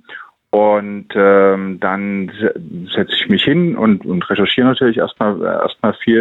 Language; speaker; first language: German; native; German